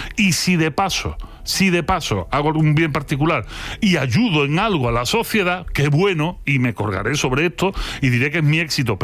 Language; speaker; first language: Spanish; native; Spanish